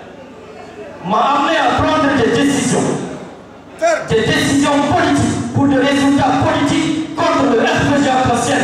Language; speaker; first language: French; non-native, local second language; Fula